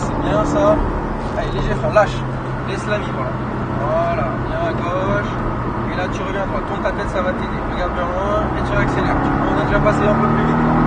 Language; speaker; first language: French; native; French